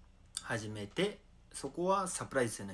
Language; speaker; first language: Japanese; non-native, learner; Mongolian